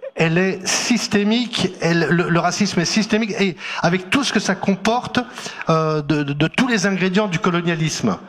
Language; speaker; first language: French; native; French